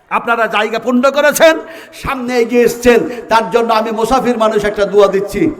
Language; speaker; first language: Bangla; non-native, local second language; Urdu